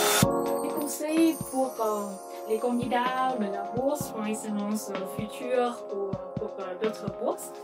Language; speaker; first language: French; non-native, fluent; Vietnamese